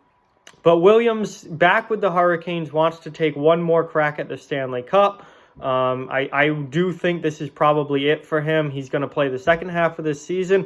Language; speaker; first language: English; native; English